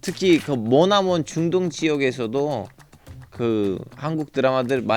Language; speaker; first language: Korean; non-native, fluent; Turkish